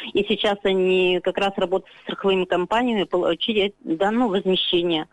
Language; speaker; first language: Russian; native; Russian